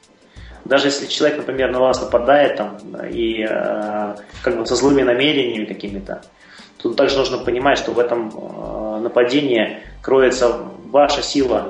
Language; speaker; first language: Russian; native; Russian